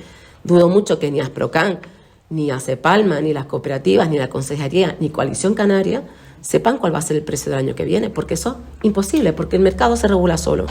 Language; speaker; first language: Spanish; native; Spanish